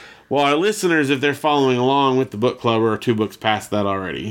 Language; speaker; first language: English; native; English